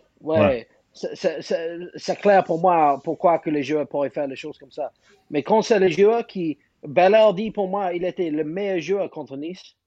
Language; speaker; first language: French; non-native, fluent; English